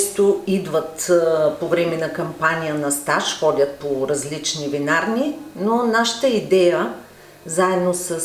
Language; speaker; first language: Bulgarian; native; Bulgarian